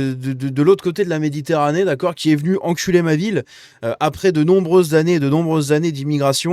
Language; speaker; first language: French; native; French